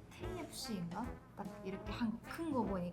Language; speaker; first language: Korean; non-native, fluent; Japanese